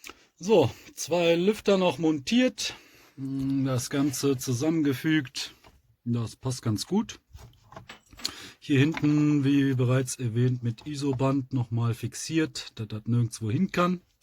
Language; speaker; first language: German; native; German